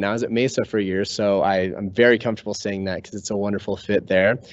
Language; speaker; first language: English; native; English